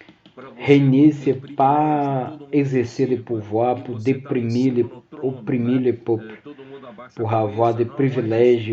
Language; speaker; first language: French; non-native, learner; Portuguese